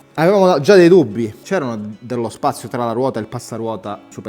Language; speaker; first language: Italian; native; Italian